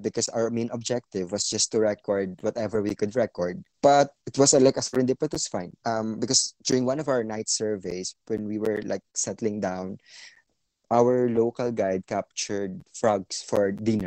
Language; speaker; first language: English; non-native, local second language; Cebuano